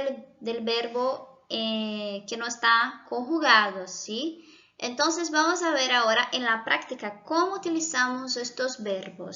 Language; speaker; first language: Spanish; non-native, fluent; Portuguese